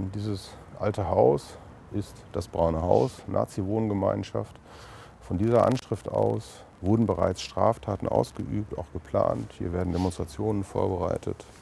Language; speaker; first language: German; native; German